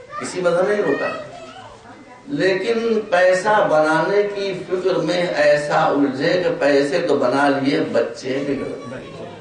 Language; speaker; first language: Urdu; native; Urdu